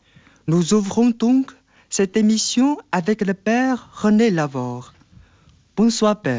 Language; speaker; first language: French; non-native, fluent; Chinese